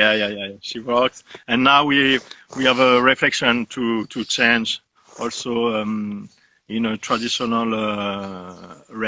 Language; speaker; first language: English; non-native, learner; French